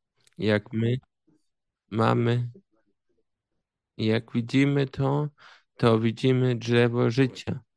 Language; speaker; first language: Polish; early bilingual, heritage; Polish